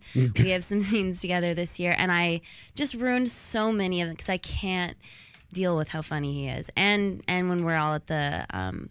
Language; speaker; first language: English; native; English